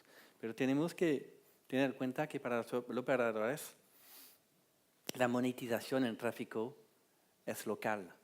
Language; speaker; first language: Spanish; non-native, fluent; French